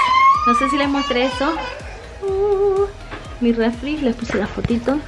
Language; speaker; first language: Spanish; native; Spanish